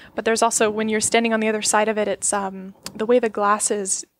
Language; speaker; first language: English; native; English